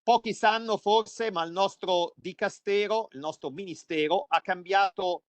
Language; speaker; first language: Italian; native; Italian